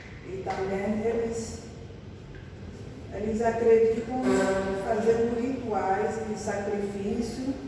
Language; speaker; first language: Portuguese; non-native, learner; Spanish